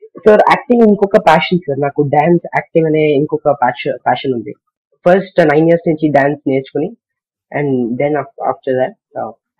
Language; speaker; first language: Telugu; non-native, learner; Kannada